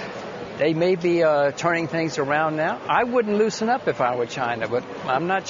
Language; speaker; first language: English; native; English